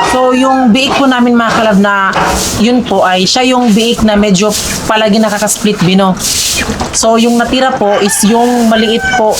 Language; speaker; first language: Filipino; non-native, local second language; Cebuano